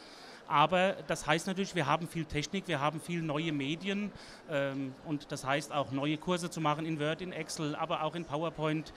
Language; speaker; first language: German; native; German